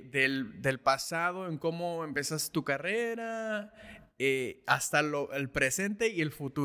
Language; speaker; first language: Spanish; early bilingual, heritage; Spanish